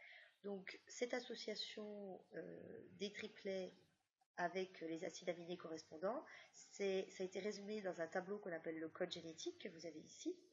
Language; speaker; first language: French; native; French